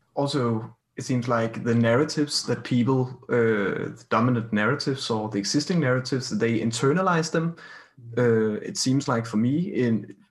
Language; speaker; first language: English; non-native, fluent; Danish